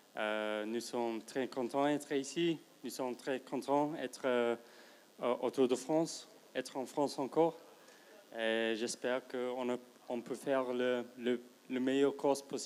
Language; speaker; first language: French; non-native, fluent; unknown